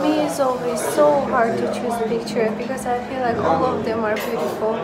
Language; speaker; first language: English; non-native, fluent; Russian